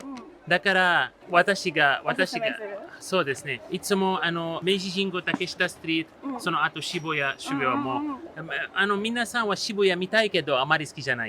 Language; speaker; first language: Japanese; non-native, learner; Arabic